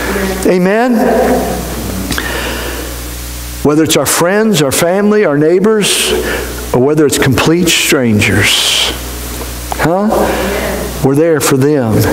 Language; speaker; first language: English; native; English